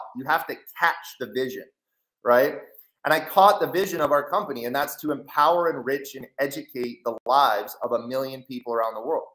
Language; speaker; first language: English; native; English